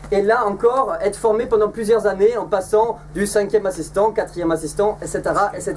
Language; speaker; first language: French; native; French